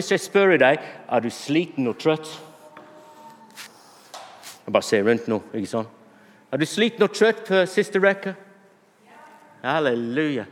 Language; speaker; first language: Norwegian; non-native, fluent; English